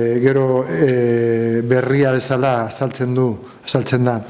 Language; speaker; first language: Basque; non-native, local second language; Spanish